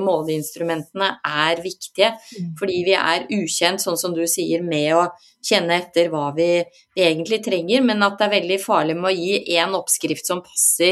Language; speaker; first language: Norwegian; native; Norwegian